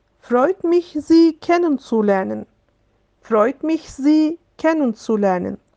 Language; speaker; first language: German; non-native, fluent; Turkish